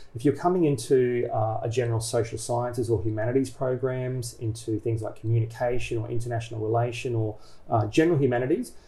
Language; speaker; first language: English; native; English